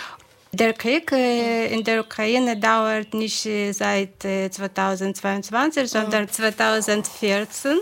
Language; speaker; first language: German; non-native, fluent; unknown